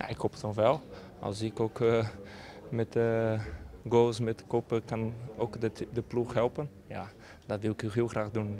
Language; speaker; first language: Dutch; non-native, fluent; Portuguese